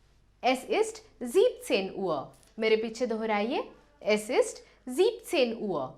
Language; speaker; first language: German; non-native, fluent; Hindi